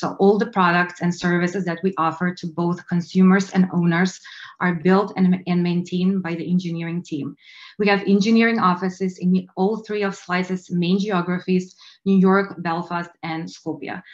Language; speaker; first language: English; non-native, fluent; Macedonian